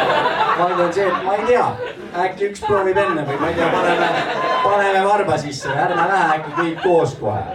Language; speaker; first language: Estonian; native; Estonian